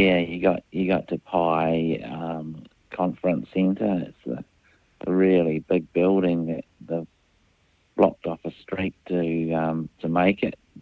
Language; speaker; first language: English; native; English